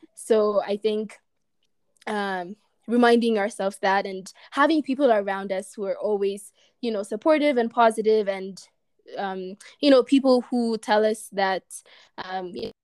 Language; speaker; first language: English; non-native, fluent; Amharic